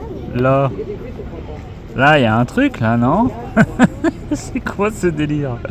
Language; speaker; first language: French; native; French